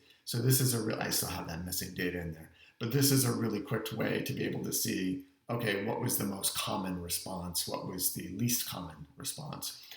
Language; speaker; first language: English; native; English